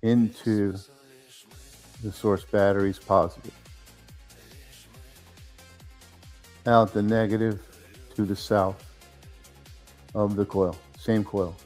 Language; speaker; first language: English; native; English